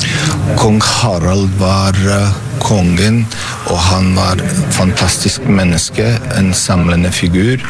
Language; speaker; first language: Norwegian; non-native, learner; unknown